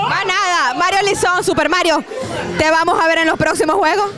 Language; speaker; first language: Spanish; native; Spanish